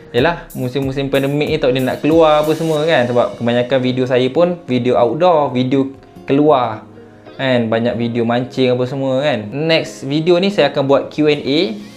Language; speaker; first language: Malay; native; Malay